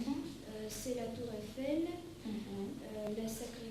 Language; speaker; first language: French; non-native, learner; Russian